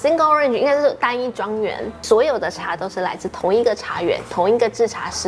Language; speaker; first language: Chinese; native; Chinese